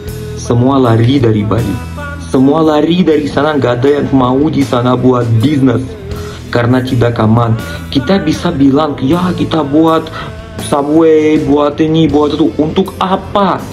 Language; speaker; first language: Indonesian; non-native, learner; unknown